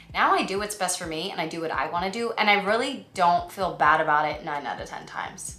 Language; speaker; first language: English; native; English